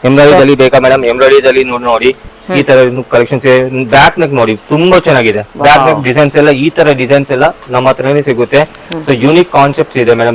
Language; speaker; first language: Kannada; non-native, local second language; Telugu